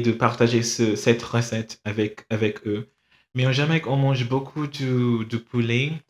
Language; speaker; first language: French; non-native, fluent; English